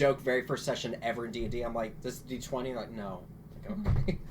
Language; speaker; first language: English; native; English